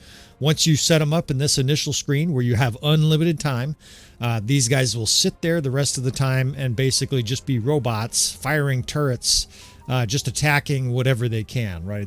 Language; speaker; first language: English; native; English